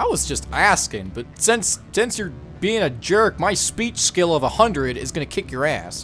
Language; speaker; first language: English; native; English